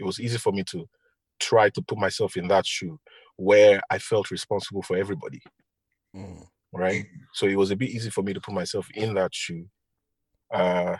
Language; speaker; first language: English; non-native, local second language; Hausa